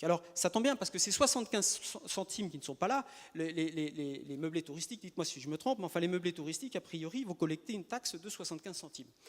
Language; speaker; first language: French; native; French